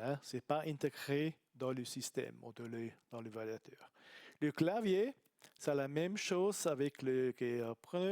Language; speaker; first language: French; non-native, learner; Italian